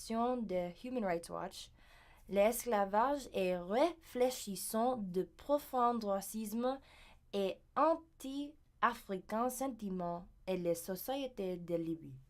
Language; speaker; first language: French; non-native, learner; English